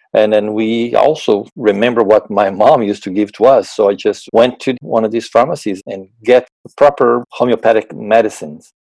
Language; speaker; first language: English; non-native, fluent; Portuguese